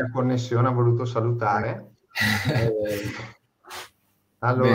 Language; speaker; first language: Italian; native; Italian